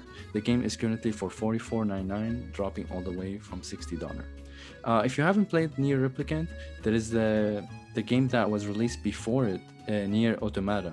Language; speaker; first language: English; non-native, fluent; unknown